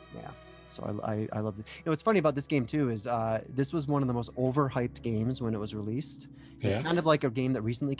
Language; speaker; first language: English; native; English